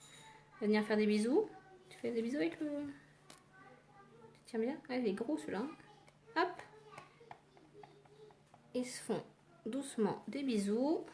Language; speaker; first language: French; native; French